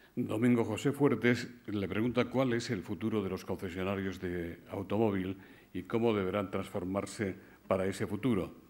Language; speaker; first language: Spanish; native; Spanish